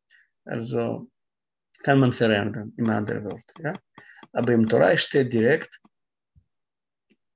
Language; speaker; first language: German; non-native, fluent; Russian